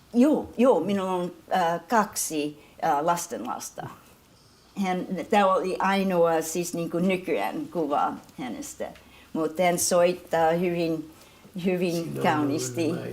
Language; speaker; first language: Finnish; non-native, learner; English